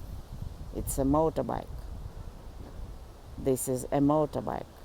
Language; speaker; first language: English; non-native, fluent; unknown